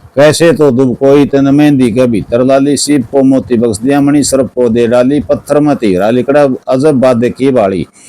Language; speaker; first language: Hindi; native; Hindi